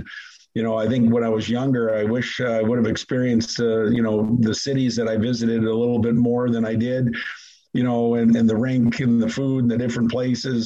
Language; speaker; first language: English; native; English